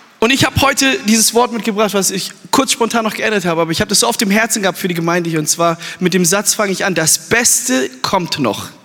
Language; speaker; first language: German; early bilingual, other home language; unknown